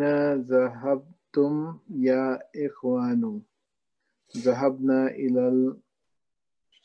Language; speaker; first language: Arabic; non-native, learner; English